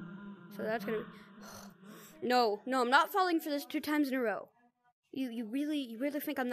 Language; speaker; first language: English; native; English